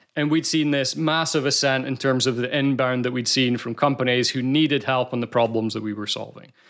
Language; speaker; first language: English; native; English